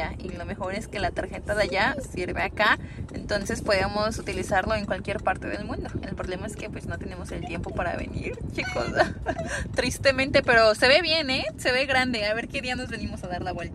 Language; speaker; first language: Spanish; native; Spanish